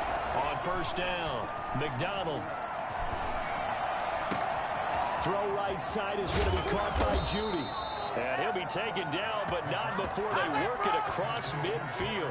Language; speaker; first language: English; native; English